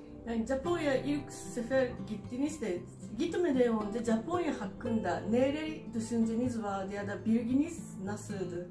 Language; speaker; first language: Turkish; non-native, fluent; Japanese